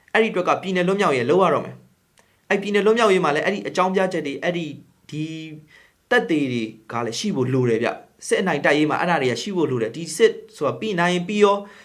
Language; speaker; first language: Burmese; native; Burmese